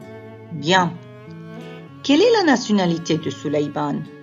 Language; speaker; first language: French; non-native, fluent; Arabic